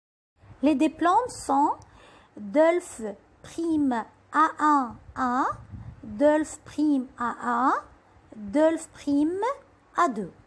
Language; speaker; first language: French; non-native, fluent; Arabic